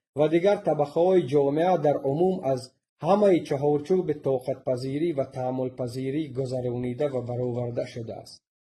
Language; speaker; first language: Tajik; non-native, local second language; Shughni